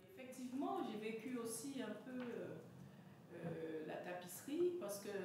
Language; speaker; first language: French; native; French